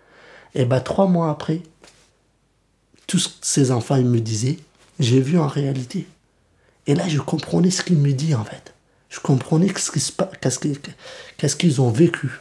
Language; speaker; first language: French; early bilingual, other home language; Kurdish